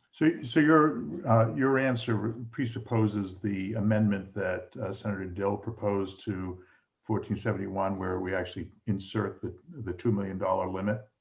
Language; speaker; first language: English; native; English